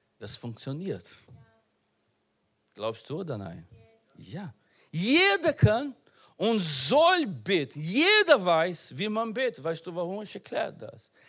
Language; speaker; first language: German; non-native, learner; Portuguese